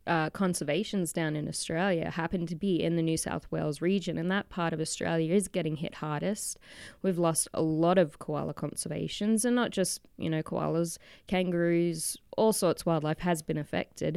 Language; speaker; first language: English; native; English